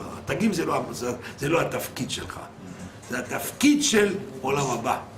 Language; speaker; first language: Hebrew; non-native, fluent; French